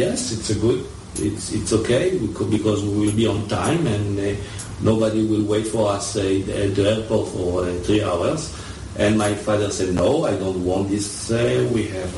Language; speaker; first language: English; early bilingual, other home language; French